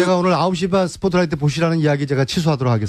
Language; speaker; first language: Korean; native; Korean